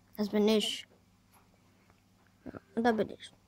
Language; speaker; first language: German; early bilingual, other home language; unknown